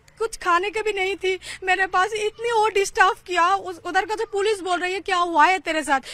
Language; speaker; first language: Hindi; non-native, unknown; Bangla